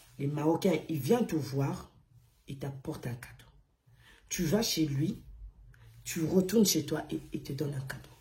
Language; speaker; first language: French; non-native, local second language; Arabic